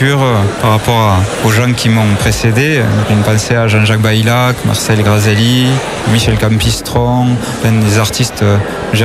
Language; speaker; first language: French; native; French